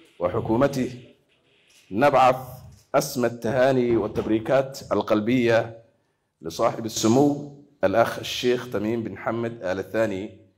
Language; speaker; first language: Arabic; non-native, local second language; Somali